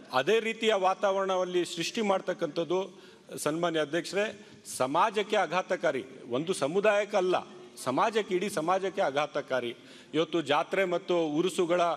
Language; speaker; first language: Kannada; non-native, local second language; Urdu